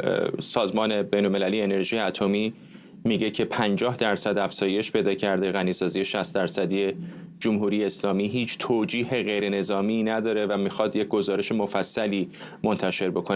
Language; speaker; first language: Persian; native; Persian